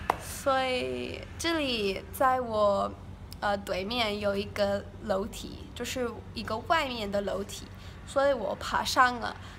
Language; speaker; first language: Chinese; non-native, learner; English